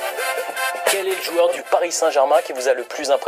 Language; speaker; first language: French; native; French